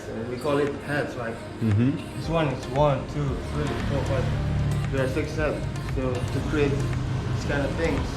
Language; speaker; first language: English; non-native, fluent; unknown